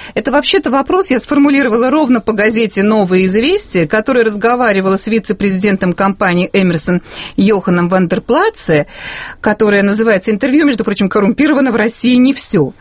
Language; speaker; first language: Russian; native; Russian